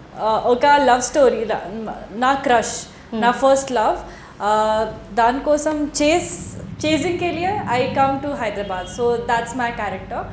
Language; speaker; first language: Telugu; non-native, learner; Hindi